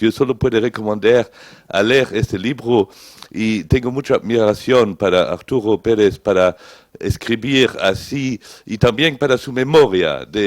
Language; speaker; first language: Spanish; non-native, learner; Luxembourgish